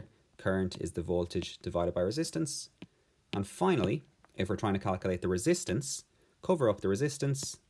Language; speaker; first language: English; native; English